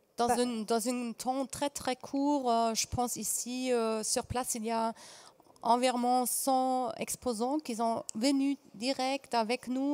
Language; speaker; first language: French; non-native, fluent; German